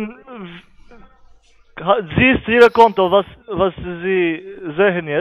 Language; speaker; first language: German; non-native, learner; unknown